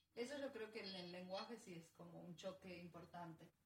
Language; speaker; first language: Spanish; native; Spanish